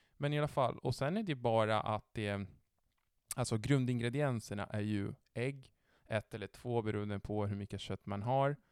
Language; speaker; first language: Swedish; non-native, fluent; Italian